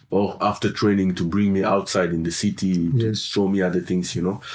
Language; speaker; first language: English; non-native, fluent; French